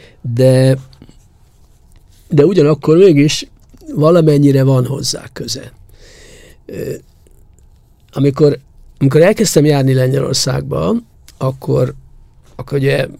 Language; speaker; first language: Hungarian; native; Hungarian